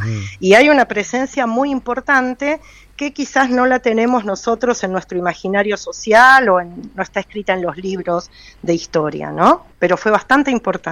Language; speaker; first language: Spanish; native; Spanish